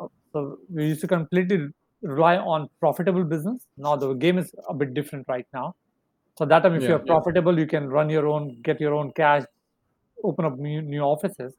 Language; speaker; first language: English; non-native, local second language; Hindi